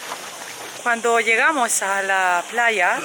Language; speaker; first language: Spanish; non-native, learner; Serbian